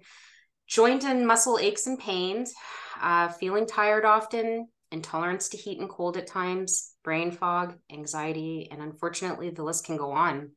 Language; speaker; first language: English; native; English